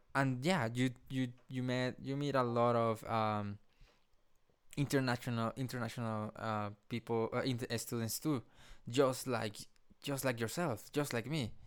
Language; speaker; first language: English; non-native, fluent; Spanish